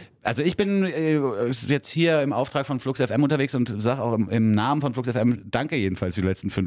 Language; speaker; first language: German; native; German